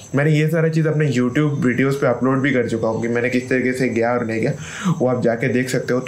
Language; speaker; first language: Hindi; non-native, local second language; Bangla